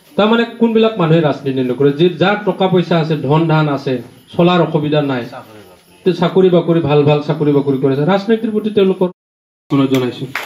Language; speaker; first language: Assamese; non-native, local second language; Bodo